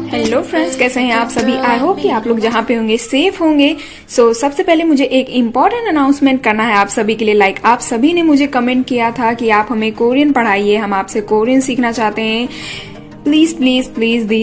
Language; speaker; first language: Hindi; native; Hindi